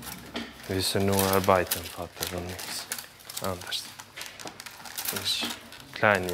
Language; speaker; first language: German; non-native, learner; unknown